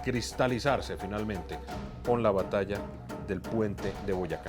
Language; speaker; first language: Spanish; native; Spanish